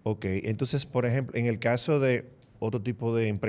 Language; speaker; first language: Spanish; native; Spanish